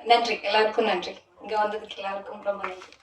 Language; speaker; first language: Tamil; non-native, learner; Malayalam